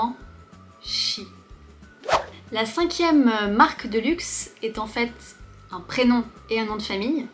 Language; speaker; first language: French; native; French